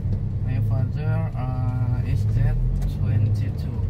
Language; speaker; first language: English; non-native, learner; Indonesian